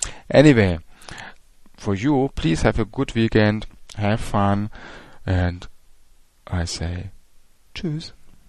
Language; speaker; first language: English; non-native, fluent; German